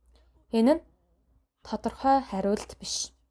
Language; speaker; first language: Mongolian; non-native, fluent; Korean